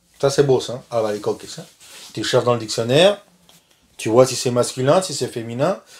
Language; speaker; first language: French; non-native, fluent; Spanish